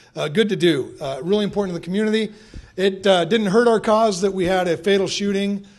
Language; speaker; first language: English; native; English